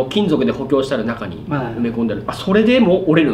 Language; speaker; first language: Japanese; native; Japanese